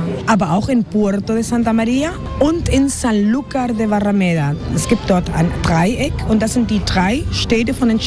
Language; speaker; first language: German; non-native, fluent; Spanish